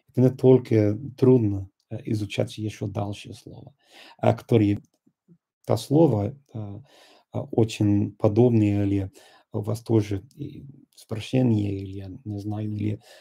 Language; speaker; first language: Russian; non-native, fluent; English